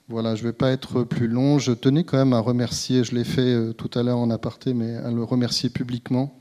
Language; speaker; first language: French; native; French